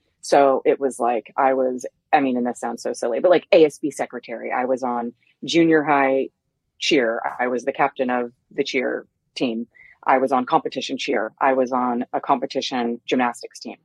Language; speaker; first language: English; native; English